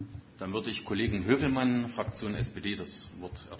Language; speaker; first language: German; native; German